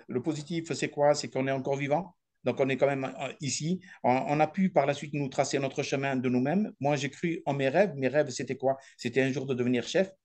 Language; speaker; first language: French; early bilingual, other home language; Arabic